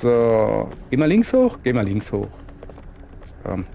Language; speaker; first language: German; native; German